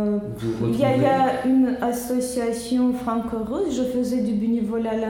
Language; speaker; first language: French; non-native, learner; Russian